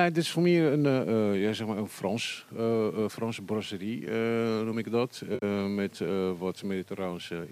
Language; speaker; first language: Dutch; non-native, fluent; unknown